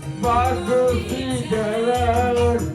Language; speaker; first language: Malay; non-native, local second language; Sundanese